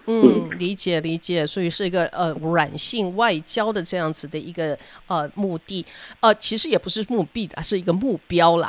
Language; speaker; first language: Chinese; native; Chinese